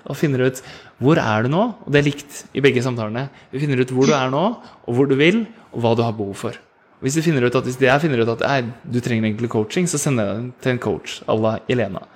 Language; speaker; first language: Norwegian; native; Norwegian